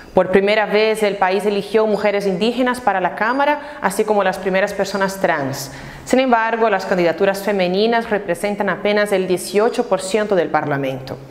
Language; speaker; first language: Spanish; non-native, fluent; Portuguese